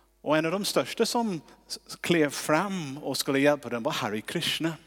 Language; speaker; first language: Swedish; non-native, fluent; English